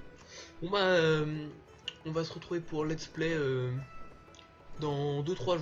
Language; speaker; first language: French; native; French